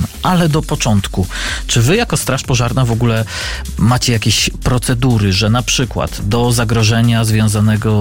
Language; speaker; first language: Polish; native; Polish